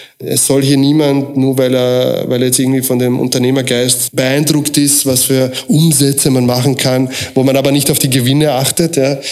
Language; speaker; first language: German; early bilingual, other home language; Croatian